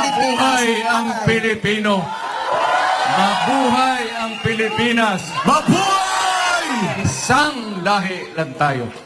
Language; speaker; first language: Filipino; non-native, local second language; Cebuano